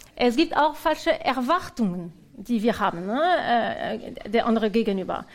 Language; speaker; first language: German; non-native, fluent; French